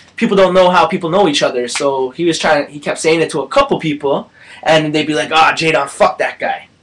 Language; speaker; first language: English; native; English